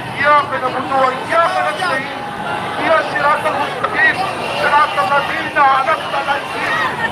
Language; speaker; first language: Filipino; non-native, local second language; Iloko